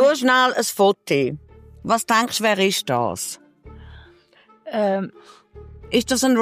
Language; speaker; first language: German; native; German